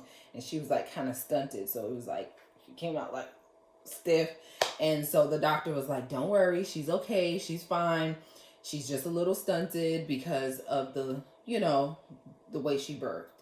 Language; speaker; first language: English; native; English